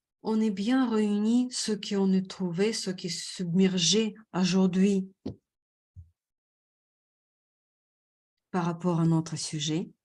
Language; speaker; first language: French; non-native, fluent; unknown